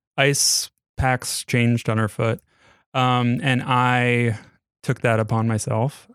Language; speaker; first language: English; native; English